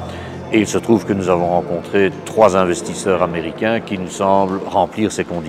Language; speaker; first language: French; native; French